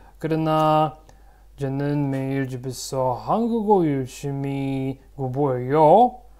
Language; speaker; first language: Korean; non-native, learner; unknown